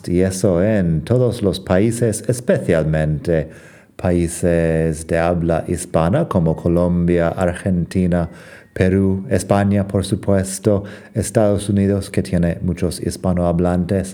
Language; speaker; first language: Spanish; non-native, fluent; English